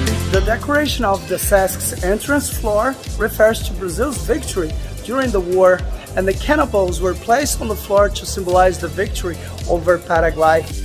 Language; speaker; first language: English; non-native, fluent; Portuguese